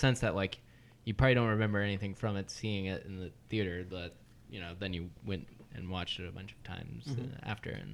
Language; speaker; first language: English; native; English